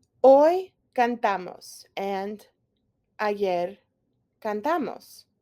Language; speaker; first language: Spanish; non-native, fluent; English